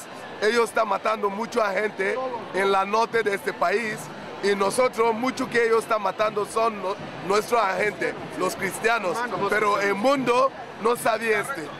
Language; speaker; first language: Spanish; non-native, learner; Igbo